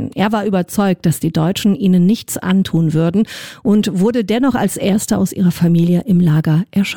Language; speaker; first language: German; native; German